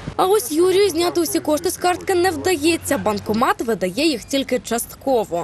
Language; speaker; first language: Ukrainian; native; Ukrainian